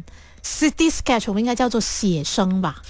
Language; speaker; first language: Chinese; native; Chinese